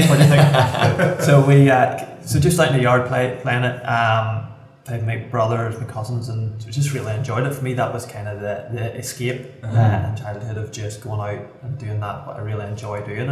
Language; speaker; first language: English; native; English